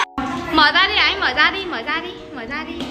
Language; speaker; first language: Chinese; non-native, fluent; Vietnamese